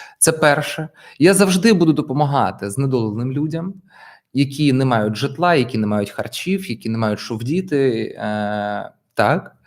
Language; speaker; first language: Ukrainian; non-native, local second language; Russian